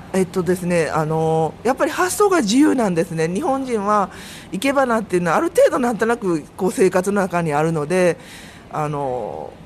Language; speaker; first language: Japanese; native; Japanese